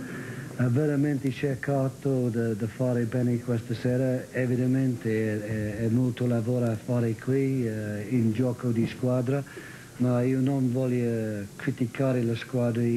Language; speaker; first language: Italian; non-native, fluent; English